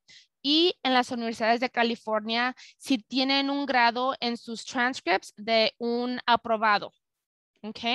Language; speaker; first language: Spanish; early bilingual, heritage; Spanish